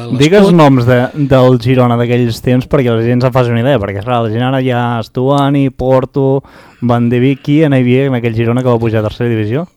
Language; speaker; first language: Catalan; native; Catalan